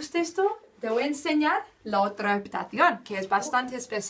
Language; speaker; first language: Spanish; non-native, fluent; English